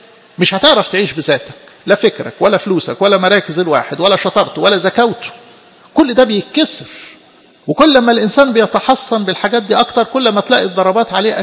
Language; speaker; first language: Arabic; native; Arabic